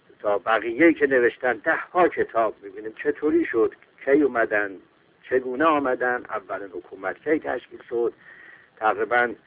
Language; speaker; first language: Persian; non-native, local second language; Azerbaijani